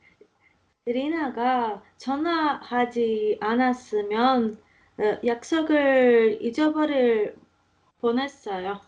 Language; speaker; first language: Korean; non-native, learner; Latvian